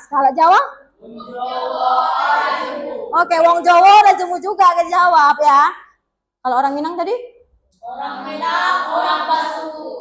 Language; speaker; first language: Indonesian; native; Indonesian